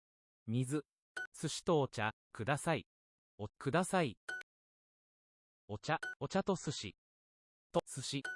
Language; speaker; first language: Japanese; non-native, learner; English